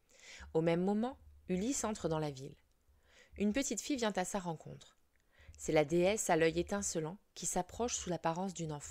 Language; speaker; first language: French; native; French